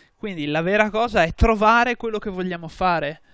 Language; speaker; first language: Italian; native; Italian